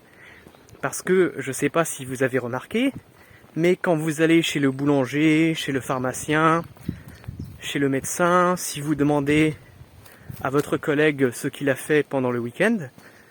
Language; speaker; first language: French; native; French